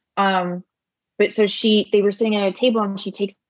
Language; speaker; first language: English; native; English